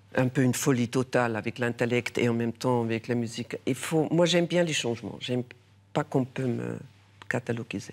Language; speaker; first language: French; non-native, local second language; German